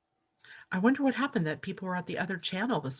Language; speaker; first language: English; native; English